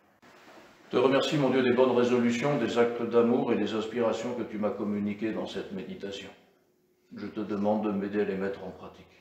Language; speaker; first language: French; native; French